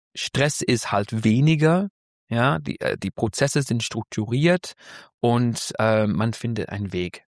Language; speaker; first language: German; non-native, fluent; English